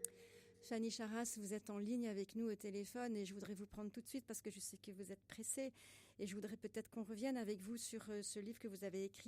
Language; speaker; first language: French; native; French